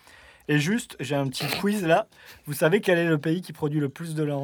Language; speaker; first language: French; native; French